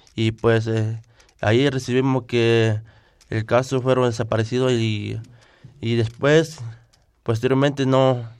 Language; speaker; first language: Spanish; non-native, local second language; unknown